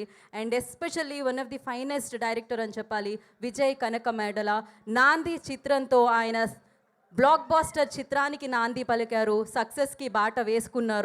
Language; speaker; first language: Telugu; native; Telugu